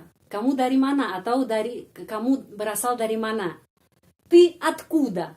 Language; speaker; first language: Indonesian; non-native, fluent; Russian